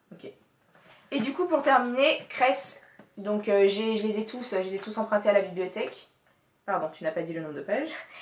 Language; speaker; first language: French; native; French